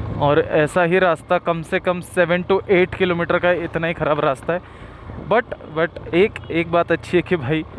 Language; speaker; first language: Hindi; non-native, local second language; Marathi